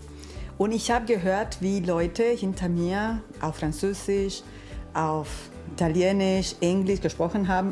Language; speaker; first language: German; non-native, fluent; Spanish